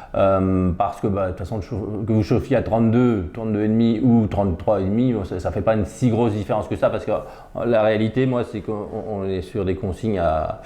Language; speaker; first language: French; native; French